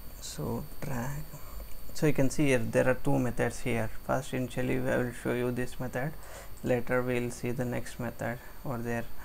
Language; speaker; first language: English; non-native, local second language; Telugu